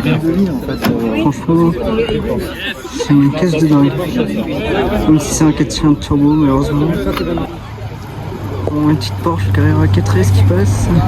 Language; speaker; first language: French; native; French